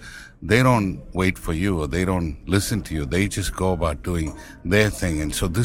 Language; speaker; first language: English; non-native, local second language; Tamil